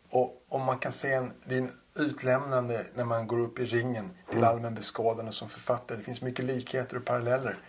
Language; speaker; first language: Swedish; native; Swedish